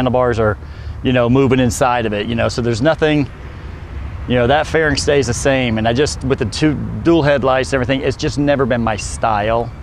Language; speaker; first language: English; native; English